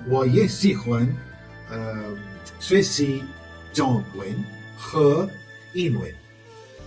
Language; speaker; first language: Chinese; non-native, learner; Portuguese